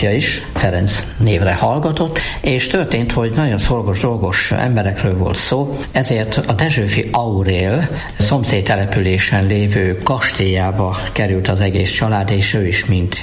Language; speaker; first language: Hungarian; native; Hungarian